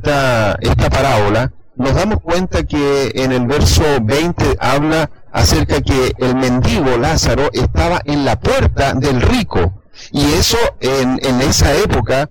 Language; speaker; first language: Spanish; native; Spanish